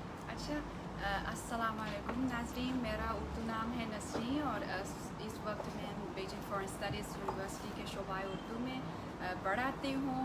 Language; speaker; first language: Hindi; non-native, fluent; Chinese